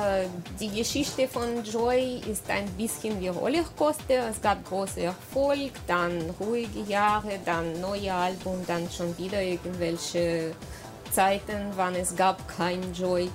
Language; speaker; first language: German; non-native, learner; Russian